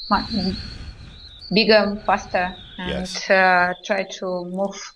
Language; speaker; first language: English; non-native, learner; Russian